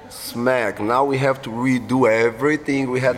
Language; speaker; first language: English; non-native, fluent; Portuguese